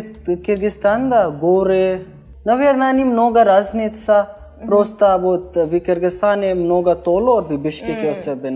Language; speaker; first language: Russian; non-native, learner; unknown